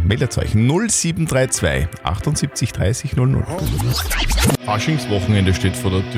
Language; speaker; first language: German; native; German